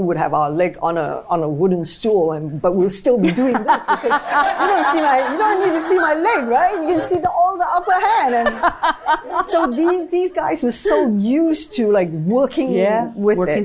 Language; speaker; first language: English; native; English